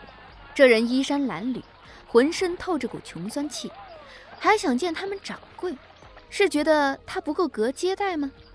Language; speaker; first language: Chinese; native; Chinese